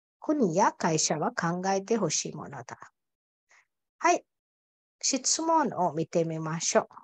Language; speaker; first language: Japanese; non-native, fluent; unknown